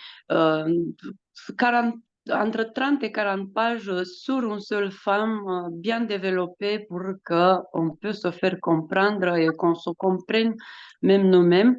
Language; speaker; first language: French; non-native, fluent; Romanian